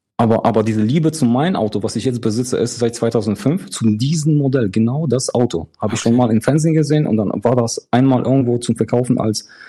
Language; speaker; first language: German; non-native, fluent; Polish